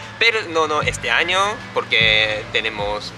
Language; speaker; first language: Spanish; non-native, learner; Japanese